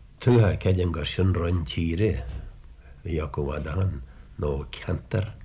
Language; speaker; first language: Irish; native; Irish